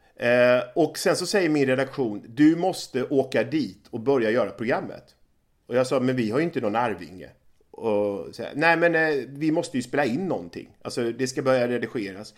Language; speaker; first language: Swedish; native; Swedish